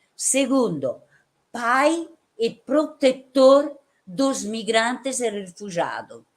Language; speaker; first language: Portuguese; non-native, fluent; Italian